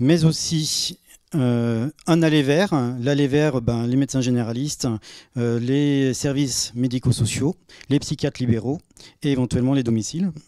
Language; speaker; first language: French; native; French